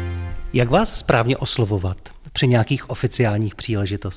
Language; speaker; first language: Czech; native; Czech